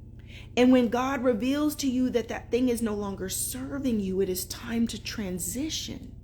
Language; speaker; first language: English; native; English